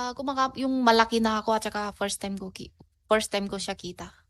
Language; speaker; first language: Filipino; non-native, learner; Chinese